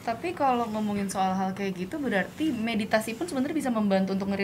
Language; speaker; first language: Indonesian; native; Indonesian